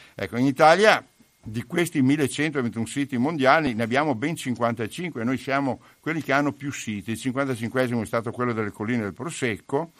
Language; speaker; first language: Italian; native; Italian